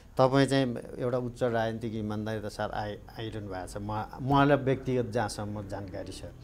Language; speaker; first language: Nepali; native; Nepali